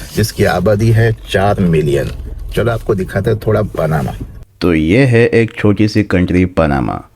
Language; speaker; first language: Hindi; native; Hindi